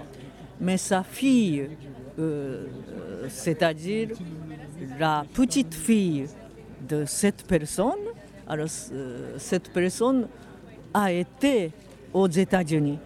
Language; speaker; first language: French; non-native, fluent; Japanese